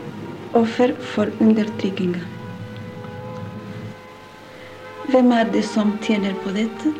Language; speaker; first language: Norwegian; non-native, learner; Spanish